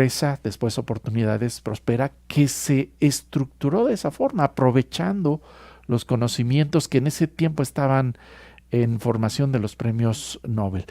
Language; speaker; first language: Spanish; native; Spanish